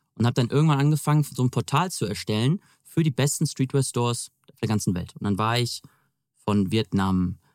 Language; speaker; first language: German; native; German